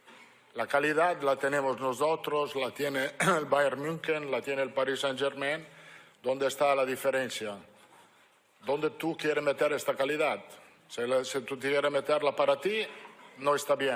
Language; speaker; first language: Spanish; non-native, fluent; Italian